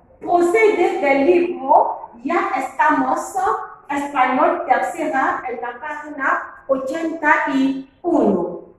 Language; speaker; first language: Spanish; non-native, fluent; French